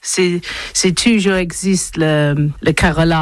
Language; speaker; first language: French; non-native, learner; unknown